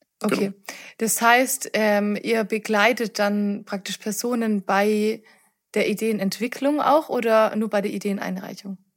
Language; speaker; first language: German; native; German